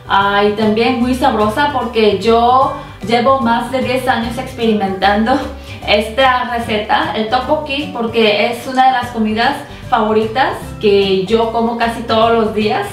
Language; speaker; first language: Spanish; non-native, fluent; Korean